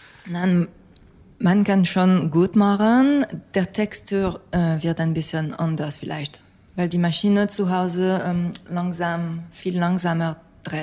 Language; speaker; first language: German; non-native, fluent; English